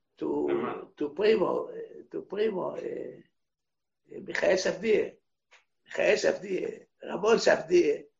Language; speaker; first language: Spanish; non-native, fluent; Hebrew